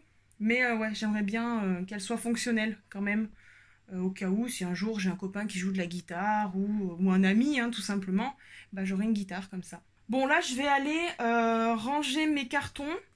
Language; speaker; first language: French; native; French